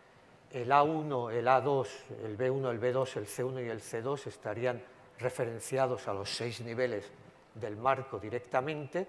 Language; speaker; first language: Spanish; native; Spanish